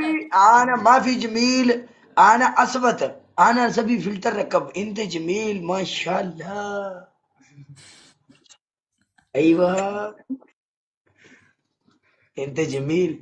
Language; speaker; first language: Arabic; non-native, learner; Punjabi